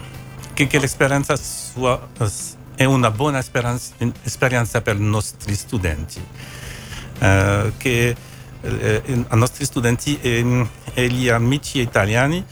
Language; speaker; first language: Italian; non-native, learner; French